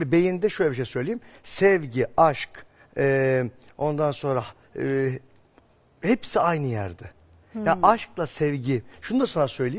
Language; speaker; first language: Turkish; native; Turkish